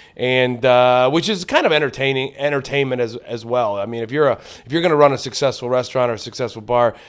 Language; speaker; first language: English; native; English